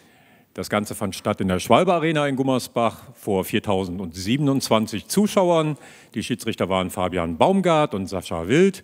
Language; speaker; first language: German; native; German